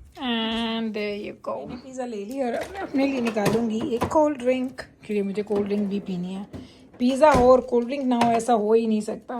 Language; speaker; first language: Urdu; non-native, local second language; Punjabi